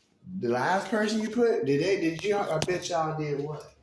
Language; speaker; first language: English; native; English